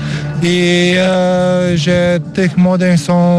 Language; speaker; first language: Polish; non-native, learner; Romanian